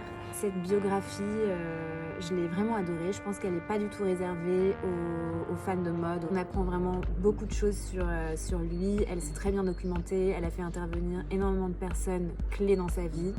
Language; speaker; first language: French; native; French